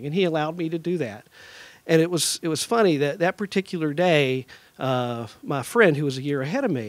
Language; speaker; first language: English; native; English